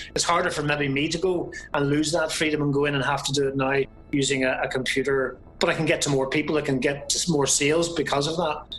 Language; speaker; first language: English; native; English